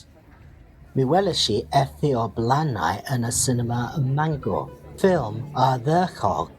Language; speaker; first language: Welsh; non-native, learner; English